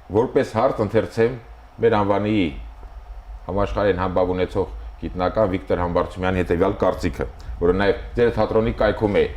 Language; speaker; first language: Armenian; native; Armenian